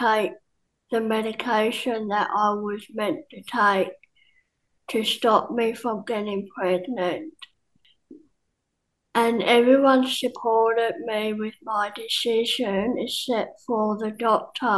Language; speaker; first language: English; native; English